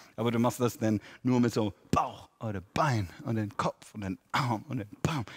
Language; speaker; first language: German; non-native, fluent; English